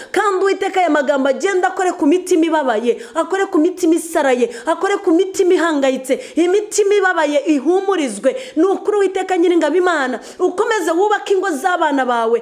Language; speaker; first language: Kinyarwanda; early bilingual, heritage; Kinyarwanda